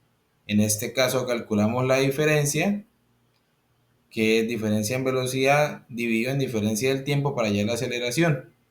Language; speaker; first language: Spanish; native; Spanish